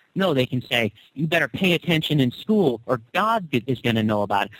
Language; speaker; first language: English; native; English